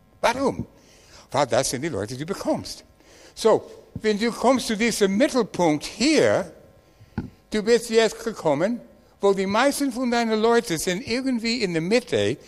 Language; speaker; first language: German; non-native, learner; English